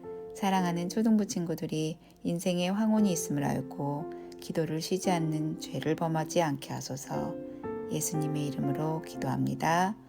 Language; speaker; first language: Korean; native; Korean